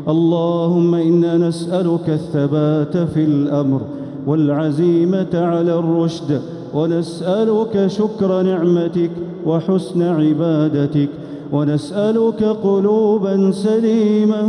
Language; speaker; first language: Arabic; native; Arabic